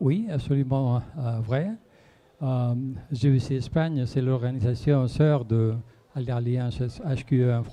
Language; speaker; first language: French; non-native, fluent; Spanish